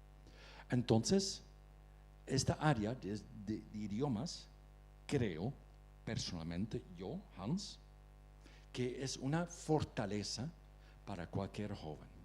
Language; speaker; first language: Spanish; non-native, fluent; Dutch